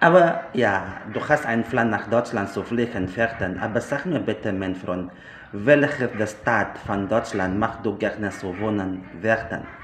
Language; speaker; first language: German; non-native, learner; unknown